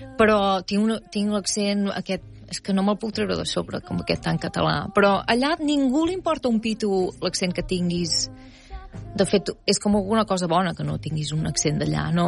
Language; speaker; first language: Catalan; native; Catalan